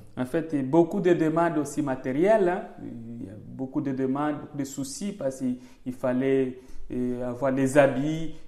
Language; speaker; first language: French; non-native, local second language; Swahili